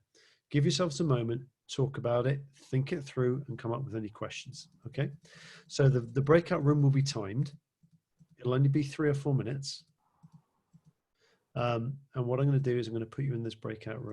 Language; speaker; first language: English; native; English